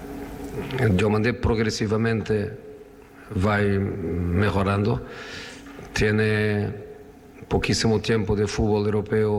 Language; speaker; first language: Spanish; non-native, fluent; Italian